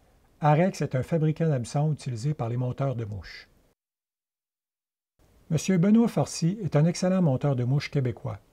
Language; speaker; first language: French; native; French